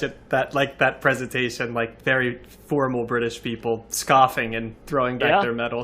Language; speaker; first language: English; native; English